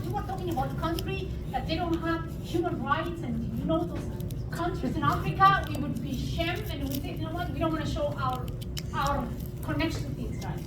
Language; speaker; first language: English; non-native, local second language; Hebrew